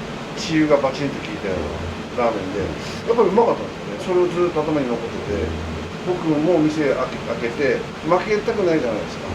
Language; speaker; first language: Japanese; native; Japanese